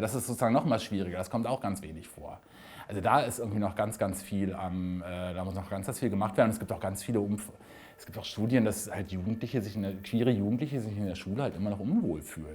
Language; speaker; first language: German; native; German